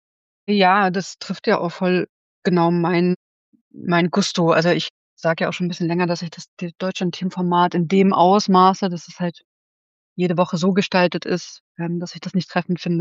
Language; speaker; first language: German; native; German